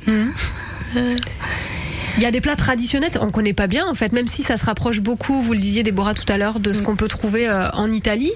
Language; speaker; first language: French; native; French